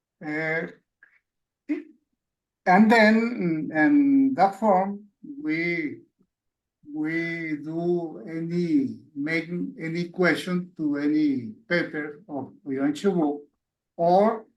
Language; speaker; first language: English; non-native, learner; Spanish